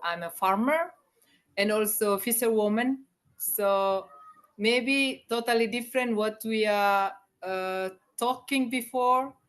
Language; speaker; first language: English; non-native, learner; Indonesian